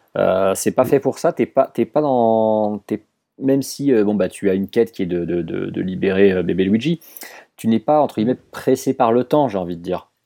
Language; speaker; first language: French; native; French